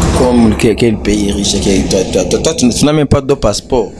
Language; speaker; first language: French; non-native, local second language; Rundi